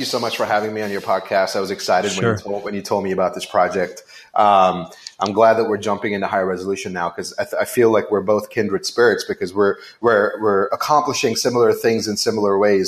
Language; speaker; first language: English; non-native, local second language; Hindi